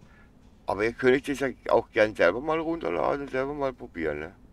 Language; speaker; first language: German; native; German